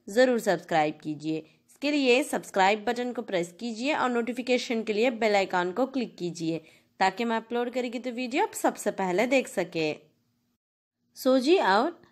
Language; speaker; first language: Hindi; non-native, local second language; Telugu